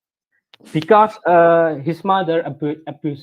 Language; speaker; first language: English; non-native, learner; Indonesian